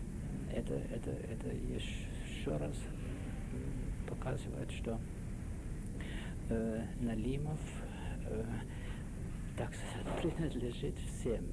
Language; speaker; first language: Russian; non-native, fluent; German